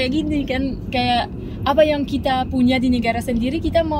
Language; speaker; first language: Indonesian; non-native, fluent; French